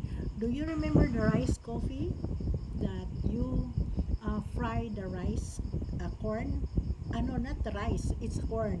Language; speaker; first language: English; non-native, local second language; Cebuano